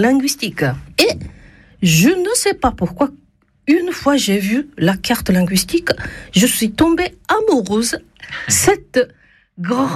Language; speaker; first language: French; non-native, fluent; Japanese